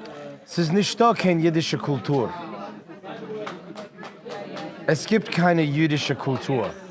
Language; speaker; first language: German; non-native, fluent; English